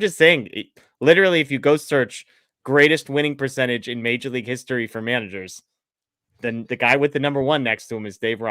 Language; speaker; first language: English; native; English